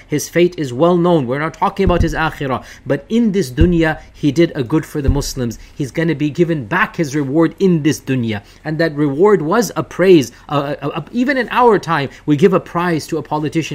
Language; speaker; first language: English; early bilingual, other home language; Urdu